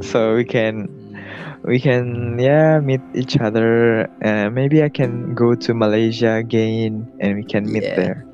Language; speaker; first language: English; non-native, learner; Indonesian